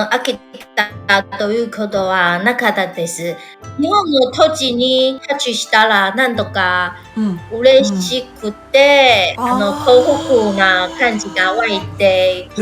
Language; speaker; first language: Japanese; non-native, learner; Chinese